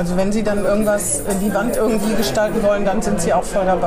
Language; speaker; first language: German; native; German